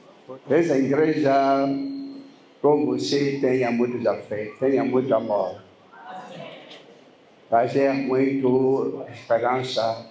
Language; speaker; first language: Portuguese; non-native, learner; Lingala